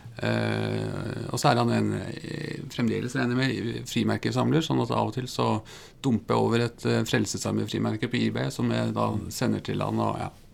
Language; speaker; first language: Norwegian; native; Norwegian